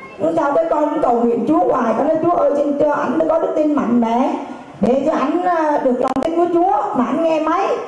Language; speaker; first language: Vietnamese; native; Vietnamese